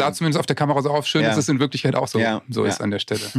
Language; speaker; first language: German; native; German